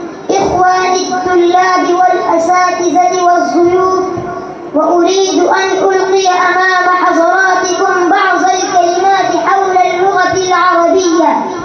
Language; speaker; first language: Arabic; non-native, learner; Urdu